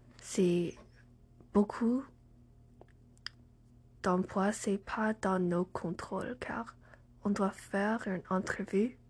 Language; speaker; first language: French; non-native, learner; English